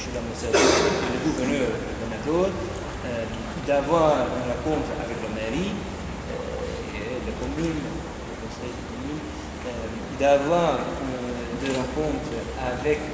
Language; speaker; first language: French; non-native, fluent; Dutch